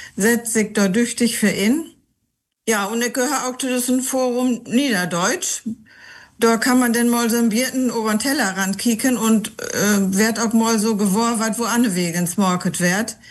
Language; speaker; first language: German; non-native, local second language; Low German